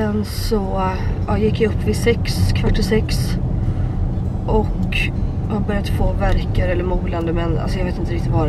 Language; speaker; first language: Swedish; native; Swedish